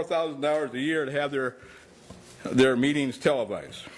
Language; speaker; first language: English; native; English